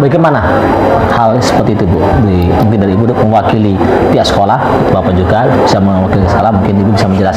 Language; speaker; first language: Indonesian; native; Indonesian